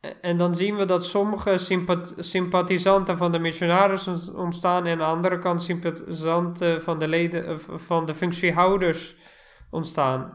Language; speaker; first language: Dutch; non-native, fluent; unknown